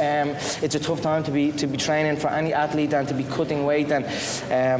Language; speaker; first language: English; native; English